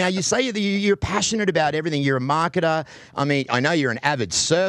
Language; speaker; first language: English; native; English